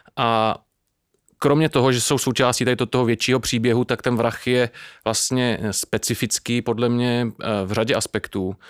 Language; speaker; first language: Czech; native; Czech